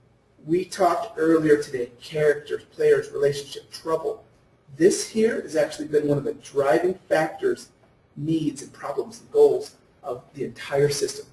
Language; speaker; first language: English; native; English